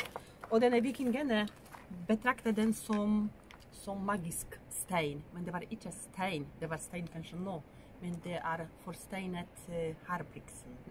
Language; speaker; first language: Norwegian; non-native, learner; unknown